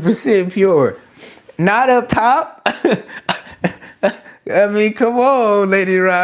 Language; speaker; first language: English; native; English